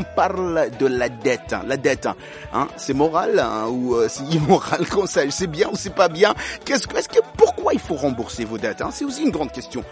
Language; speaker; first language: French; non-native, local second language; Lingala